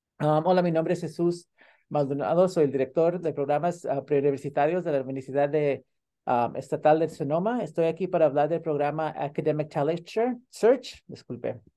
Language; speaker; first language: Spanish; early bilingual, heritage; Spanish